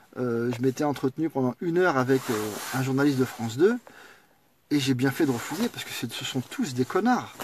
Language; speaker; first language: French; native; French